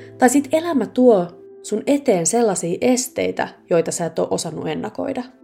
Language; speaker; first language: Finnish; native; Finnish